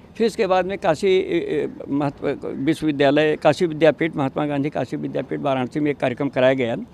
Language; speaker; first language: Hindi; native; Hindi